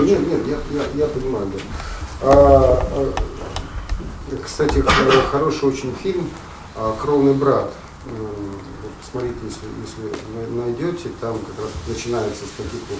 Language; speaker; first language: Russian; native; Russian